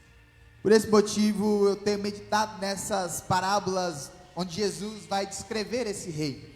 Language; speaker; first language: Portuguese; native; Portuguese